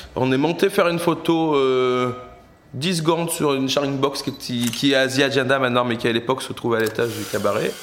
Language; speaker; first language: French; native; French